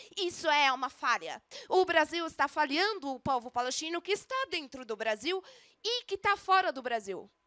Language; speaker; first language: Portuguese; non-native, fluent; Arabic